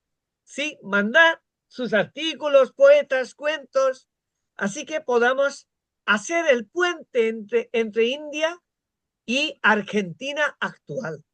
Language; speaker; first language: Spanish; non-native, fluent; Bangla